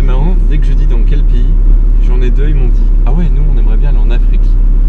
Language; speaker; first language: French; native; French